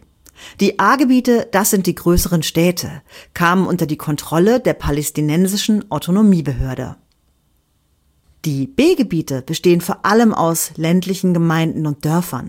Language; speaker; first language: German; native; German